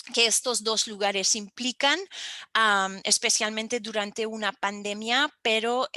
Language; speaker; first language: Spanish; non-native, fluent; French